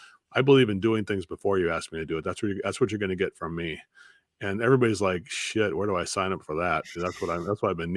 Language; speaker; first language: English; native; English